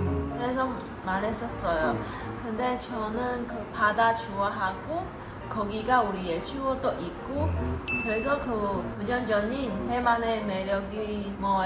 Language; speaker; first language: Korean; non-native, learner; Chinese